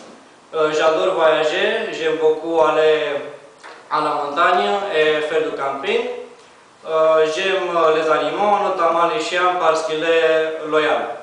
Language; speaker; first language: French; non-native, learner; Romanian